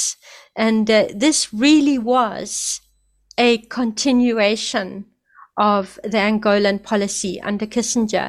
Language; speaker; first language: English; native; English